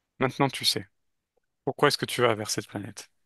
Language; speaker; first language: French; native; French